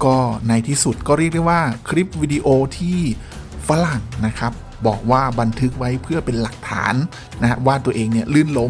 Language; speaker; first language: Thai; native; Thai